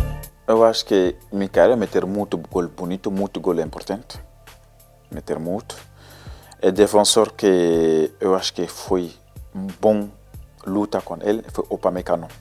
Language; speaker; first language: Portuguese; non-native, learner; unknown